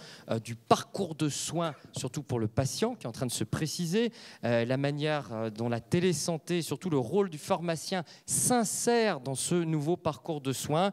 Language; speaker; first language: French; native; French